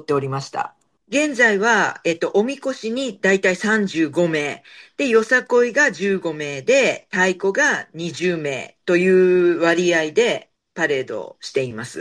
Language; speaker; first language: Japanese; native; Japanese